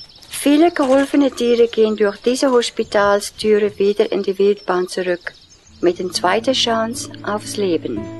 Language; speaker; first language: German; non-native, fluent; Afrikaans